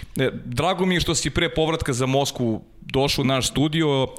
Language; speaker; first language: Serbian; native; Serbian